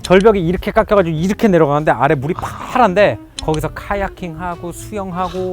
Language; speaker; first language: Korean; native; Korean